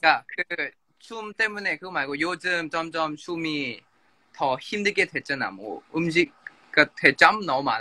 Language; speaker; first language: Korean; non-native, fluent; Thai